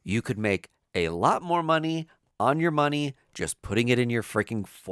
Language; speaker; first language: English; native; English